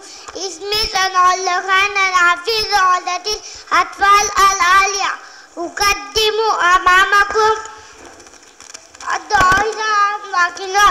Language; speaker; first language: Arabic; non-native, learner; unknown